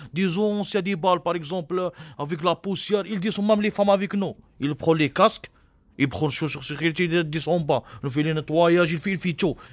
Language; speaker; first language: French; non-native, local second language; Arabic